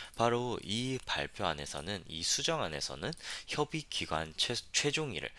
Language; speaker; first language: Korean; native; Korean